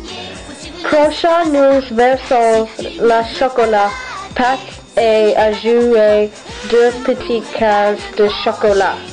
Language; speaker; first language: French; non-native, learner; English